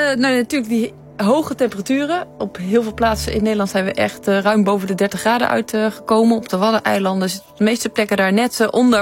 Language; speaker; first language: Dutch; native; Dutch